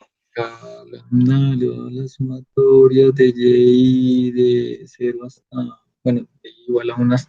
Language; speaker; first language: Spanish; native; Spanish